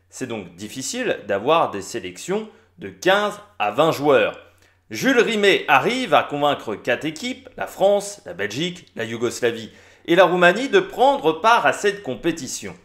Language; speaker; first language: French; native; French